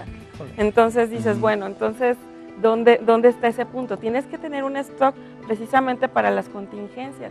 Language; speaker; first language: Spanish; native; Spanish